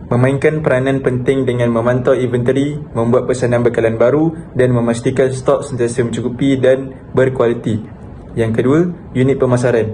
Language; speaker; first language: Malay; native; Malay